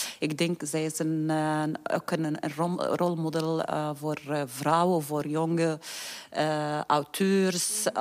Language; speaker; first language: Dutch; non-native, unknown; Arabic